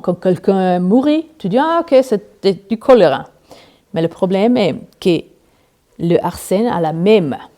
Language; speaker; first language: French; non-native, learner; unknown